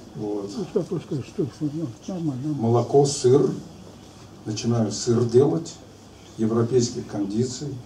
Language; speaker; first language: Russian; native; Russian